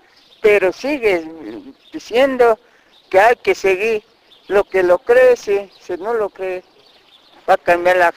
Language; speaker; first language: Spanish; non-native, local second language; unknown